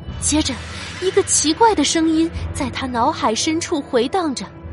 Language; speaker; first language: Chinese; native; Chinese